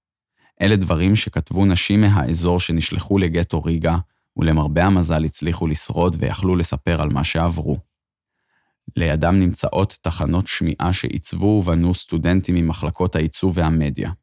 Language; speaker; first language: Hebrew; native; Hebrew